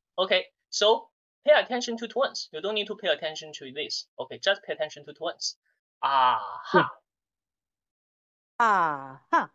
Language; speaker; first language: English; non-native, learner; Chinese